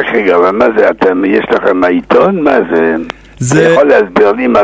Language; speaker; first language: Hebrew; non-native, fluent; English